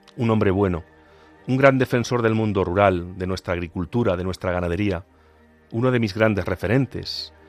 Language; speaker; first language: Spanish; native; Spanish